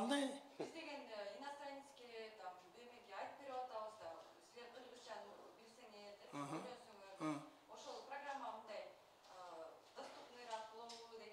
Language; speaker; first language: Kyrgyz; non-native, local second language; Russian